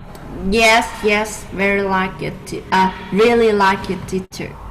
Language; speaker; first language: English; non-native, learner; Vietnamese